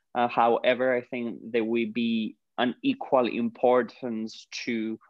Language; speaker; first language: English; non-native, fluent; Greek